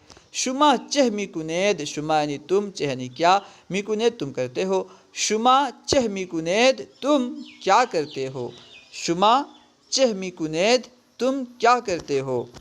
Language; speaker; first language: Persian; non-native, fluent; Urdu